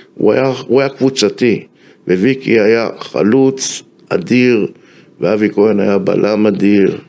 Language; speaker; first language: Hebrew; native; Hebrew